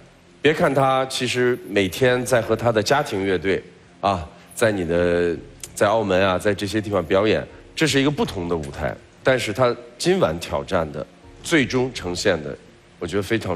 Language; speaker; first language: Chinese; native; Chinese